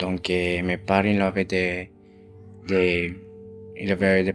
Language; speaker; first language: French; non-native, fluent; Spanish